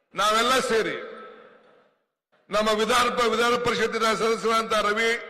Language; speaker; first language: Kannada; native; Kannada